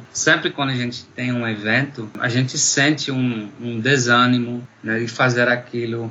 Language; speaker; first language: Portuguese; non-native, fluent; Dutch